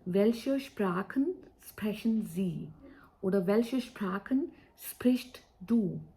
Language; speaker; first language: German; non-native, fluent; Hindi